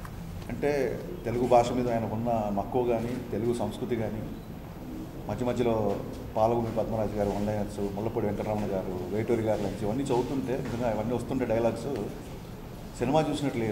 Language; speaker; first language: Telugu; native; Telugu